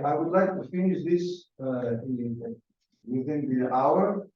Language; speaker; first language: English; non-native, fluent; Greek